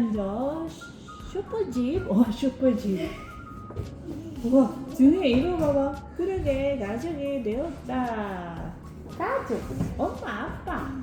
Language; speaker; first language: Korean; non-native, learner; Cebuano